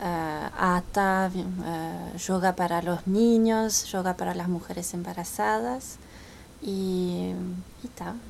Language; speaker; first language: Spanish; early bilingual, heritage; French